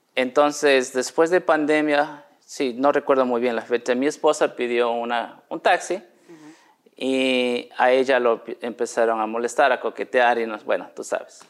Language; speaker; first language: Spanish; native; Spanish